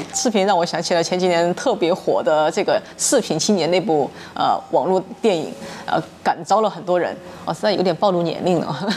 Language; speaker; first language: Chinese; native; Chinese